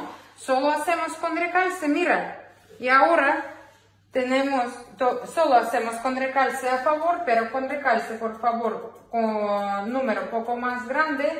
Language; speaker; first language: Spanish; non-native, learner; Ukrainian